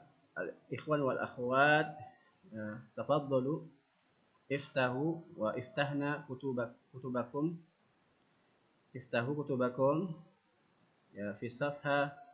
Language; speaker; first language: Arabic; non-native, fluent; Indonesian